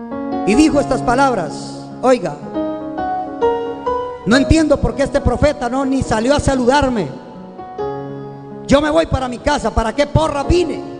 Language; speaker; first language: Spanish; native; Spanish